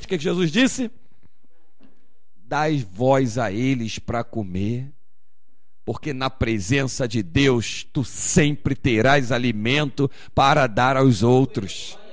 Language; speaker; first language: Portuguese; native; Portuguese